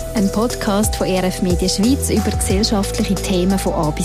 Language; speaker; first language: German; native; German